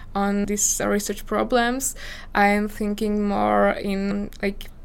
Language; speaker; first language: English; non-native, fluent; Slovak